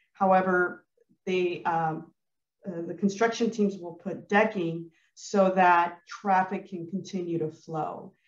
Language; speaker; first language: English; early bilingual, other home language; Spanish